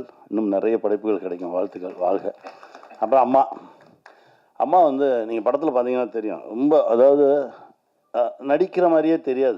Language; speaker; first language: Tamil; native; Tamil